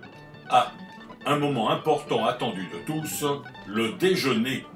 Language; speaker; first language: French; native; French